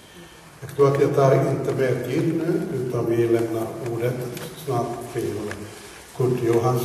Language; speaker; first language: Swedish; non-native, fluent; Finnish